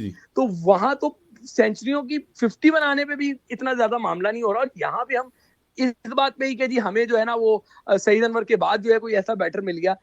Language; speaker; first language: Urdu; non-native, local second language; Punjabi